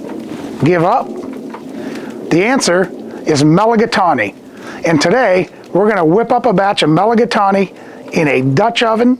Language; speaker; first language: English; native; English